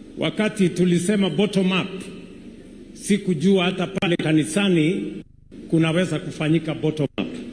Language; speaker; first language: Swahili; non-native, local second language; Kalenjin